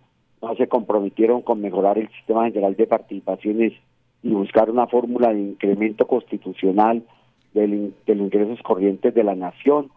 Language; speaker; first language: Spanish; native; Spanish